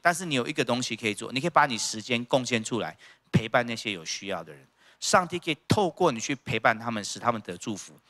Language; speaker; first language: Chinese; native; Chinese